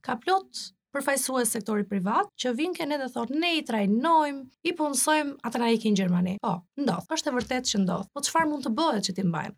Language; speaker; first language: Albanian; native; Albanian